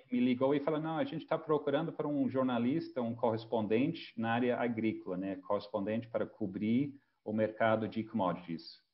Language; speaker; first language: Portuguese; non-native, fluent; English